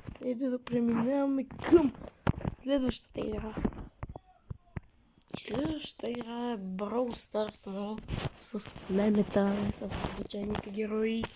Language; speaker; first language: Bulgarian; native; Bulgarian